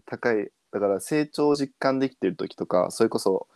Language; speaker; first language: Japanese; early bilingual, heritage; Japanese